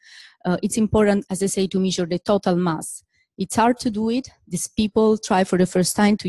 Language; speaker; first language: English; non-native, fluent; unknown